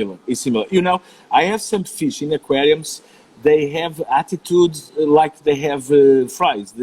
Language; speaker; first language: English; non-native, learner; Portuguese